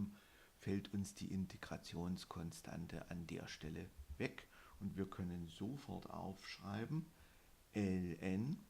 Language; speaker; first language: German; native; German